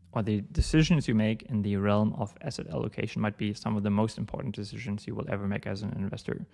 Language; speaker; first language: English; non-native, fluent; German